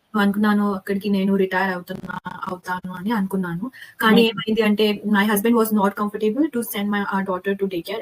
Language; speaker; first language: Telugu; non-native, local second language; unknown